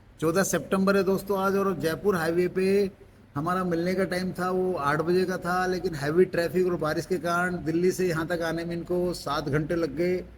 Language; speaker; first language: Hindi; native; Hindi